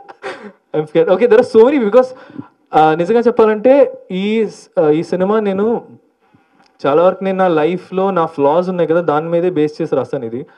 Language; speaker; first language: Telugu; non-native, learner; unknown